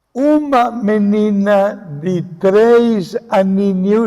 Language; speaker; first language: Portuguese; non-native, fluent; Italian